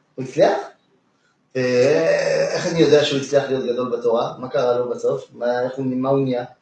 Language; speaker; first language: Hebrew; non-native, fluent; French